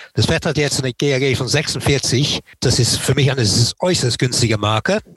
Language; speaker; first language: German; non-native, fluent; English